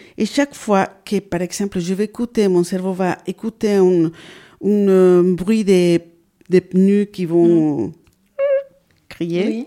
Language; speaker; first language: French; non-native, fluent; Spanish